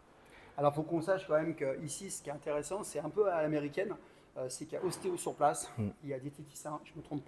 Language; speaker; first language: French; native; French